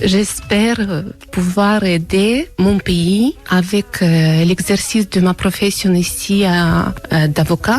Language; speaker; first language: French; non-native, fluent; Ukrainian